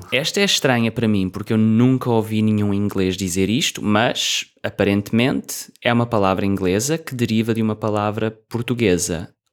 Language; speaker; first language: Portuguese; native; Portuguese